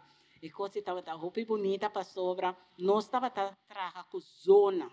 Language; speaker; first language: Portuguese; non-native, learner; Papiamento